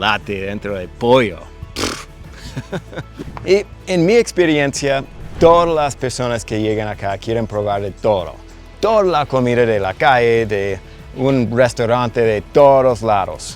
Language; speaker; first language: Spanish; non-native, fluent; English